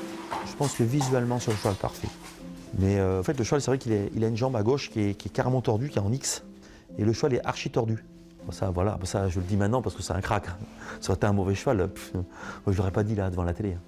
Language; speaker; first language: French; native; French